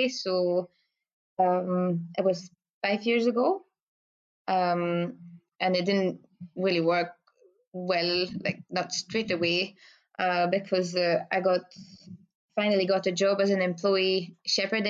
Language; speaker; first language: English; non-native, fluent; French